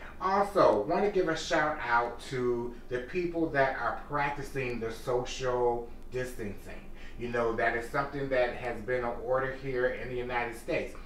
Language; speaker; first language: English; native; English